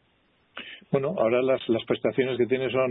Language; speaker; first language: Spanish; native; Spanish